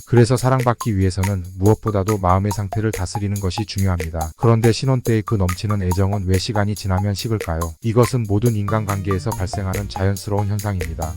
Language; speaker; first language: Korean; native; Korean